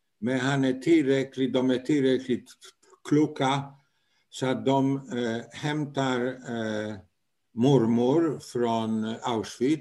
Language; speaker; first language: Swedish; non-native, fluent; Polish